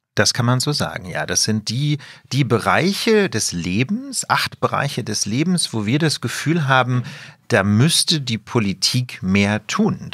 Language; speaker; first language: German; native; German